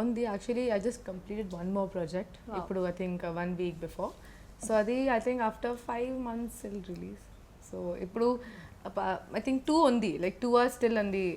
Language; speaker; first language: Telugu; non-native, learner; Malayalam